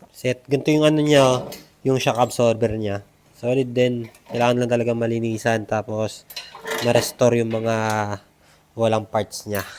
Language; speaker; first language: Filipino; non-native, local second language; Iloko